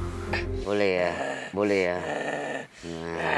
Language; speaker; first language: Indonesian; native; Indonesian